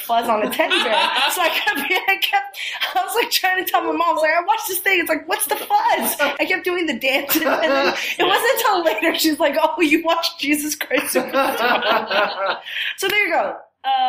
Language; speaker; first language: English; non-native, fluent; Chinese